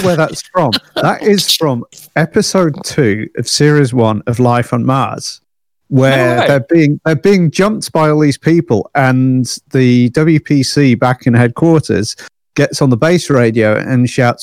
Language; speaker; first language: English; native; English